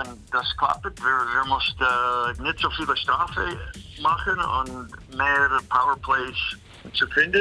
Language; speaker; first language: German; non-native, learner; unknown